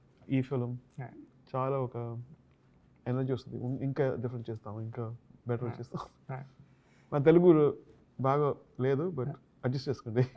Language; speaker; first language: Telugu; non-native, learner; Tamil